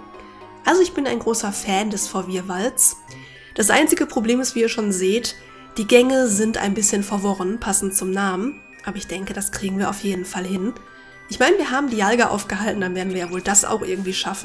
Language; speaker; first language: German; native; German